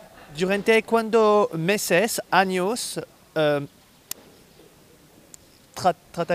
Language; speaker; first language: Spanish; non-native, learner; French